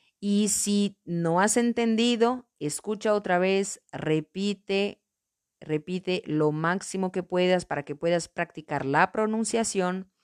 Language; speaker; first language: Spanish; non-native, fluent; Portuguese